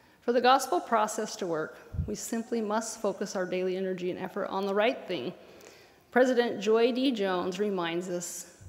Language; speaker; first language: English; native; English